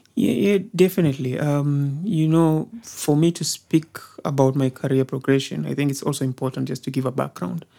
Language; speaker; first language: English; non-native, local second language; Swahili